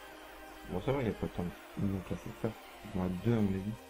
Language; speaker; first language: French; native; French